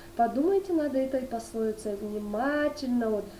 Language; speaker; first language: Russian; non-native, local second language; Kyrgyz